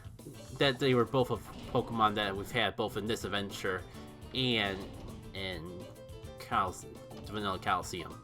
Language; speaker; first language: English; native; English